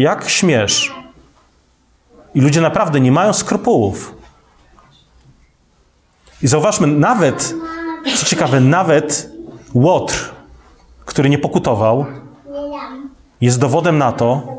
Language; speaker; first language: Polish; native; Polish